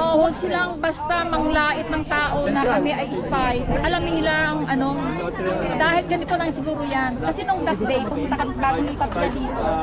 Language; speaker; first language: Filipino; non-native, local second language; Hiligaynon